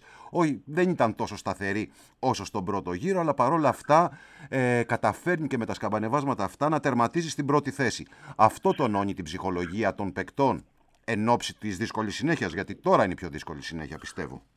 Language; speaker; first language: Greek; native; Greek